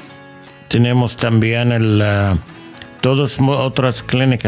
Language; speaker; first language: Spanish; non-native, learner; English